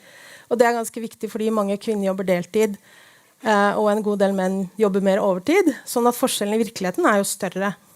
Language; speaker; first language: Norwegian; native; Norwegian